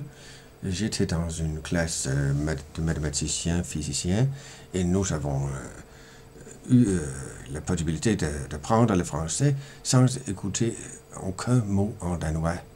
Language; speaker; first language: French; non-native, fluent; Danish